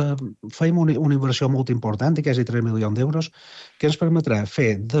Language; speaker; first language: Catalan; native; Catalan